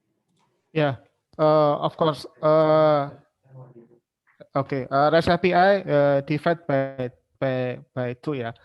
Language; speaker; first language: English; non-native, learner; Indonesian